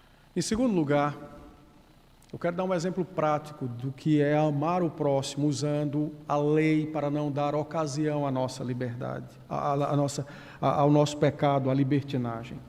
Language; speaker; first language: Portuguese; native; Portuguese